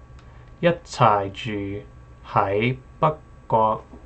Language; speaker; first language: Cantonese; non-native, learner; English